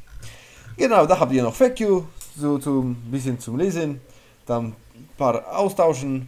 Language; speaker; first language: German; non-native, fluent; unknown